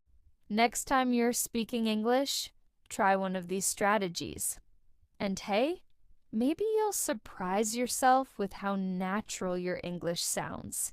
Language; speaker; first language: English; non-native, fluent; Spanish